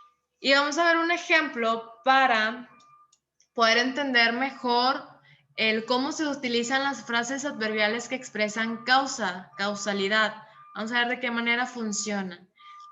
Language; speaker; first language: Spanish; native; Spanish